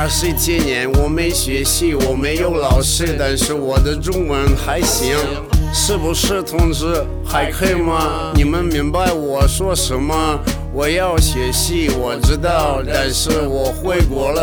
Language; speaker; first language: Chinese; non-native, learner; Russian